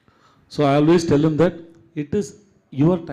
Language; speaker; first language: Telugu; non-native, local second language; Tamil